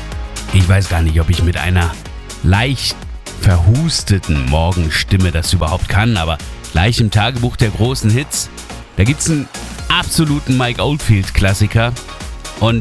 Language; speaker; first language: German; native; German